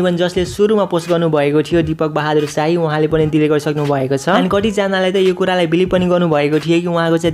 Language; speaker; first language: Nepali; native; Nepali